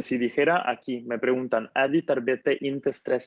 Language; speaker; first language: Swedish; non-native, fluent; Spanish